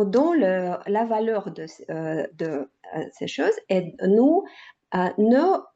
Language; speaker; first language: French; non-native, learner; Russian